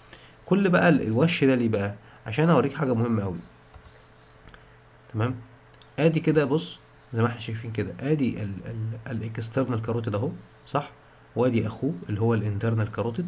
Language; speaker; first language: Arabic; native; Arabic